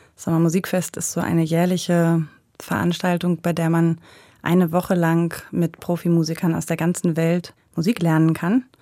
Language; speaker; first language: German; native; German